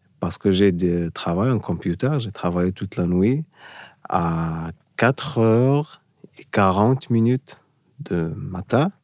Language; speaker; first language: French; non-native, learner; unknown